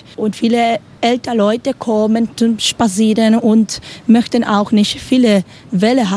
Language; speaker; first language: German; non-native, learner; Spanish